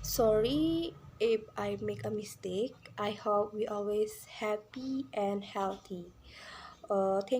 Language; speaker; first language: English; non-native, learner; Indonesian